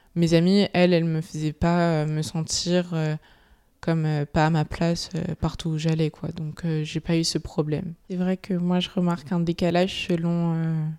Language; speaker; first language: French; native; French